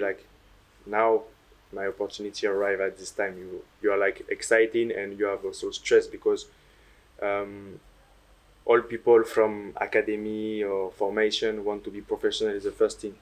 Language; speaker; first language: English; non-native, learner; French